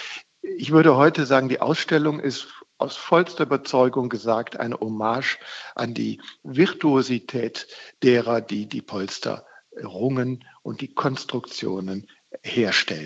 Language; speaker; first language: German; native; German